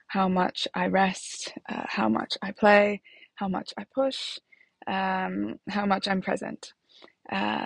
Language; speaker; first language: English; native; English